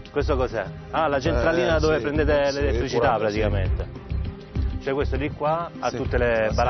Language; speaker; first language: Italian; native; Italian